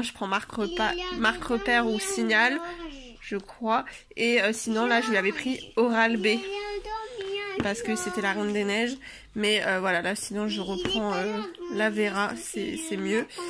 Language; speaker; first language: French; native; French